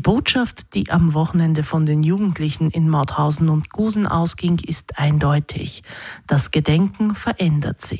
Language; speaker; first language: German; native; German